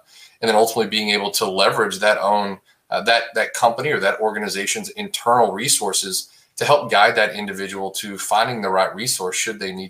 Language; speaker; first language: English; native; English